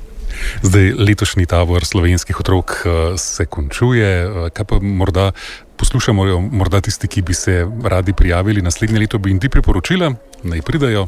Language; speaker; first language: Slovenian; native; Slovenian